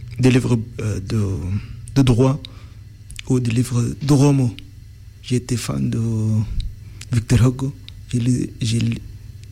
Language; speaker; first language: French; non-native, learner; Arabic